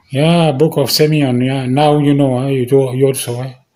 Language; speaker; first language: English; non-native, learner; French